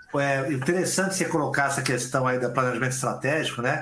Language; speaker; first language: Portuguese; native; Portuguese